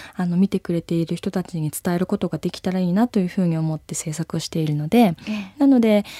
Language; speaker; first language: Japanese; native; Japanese